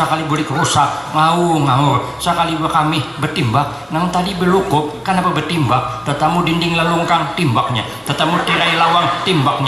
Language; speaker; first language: Indonesian; non-native, local second language; Banjar